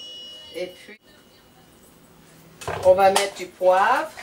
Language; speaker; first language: French; non-native, learner; English